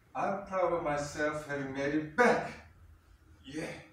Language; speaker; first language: English; non-native, fluent; Korean